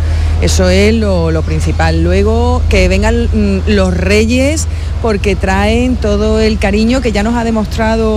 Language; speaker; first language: Spanish; native; Spanish